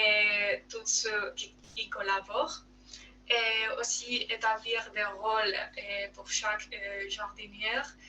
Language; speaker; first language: French; non-native, learner; Spanish